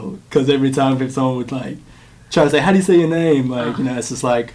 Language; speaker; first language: English; native; English